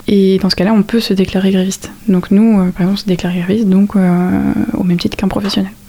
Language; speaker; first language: French; native; French